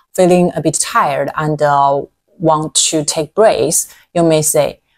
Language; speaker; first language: English; non-native, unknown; Chinese